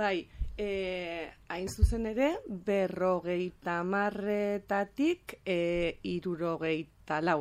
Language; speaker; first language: Basque; non-native, local second language; Spanish